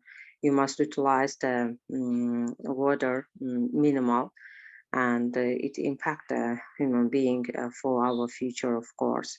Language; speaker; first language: English; non-native, learner; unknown